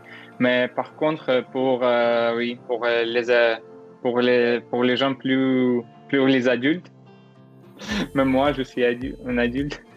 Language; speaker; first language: French; non-native, learner; Russian